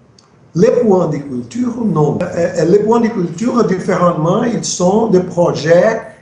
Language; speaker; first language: French; non-native, fluent; Portuguese